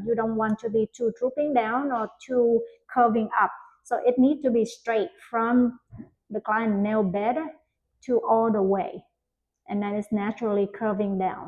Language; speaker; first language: English; non-native, fluent; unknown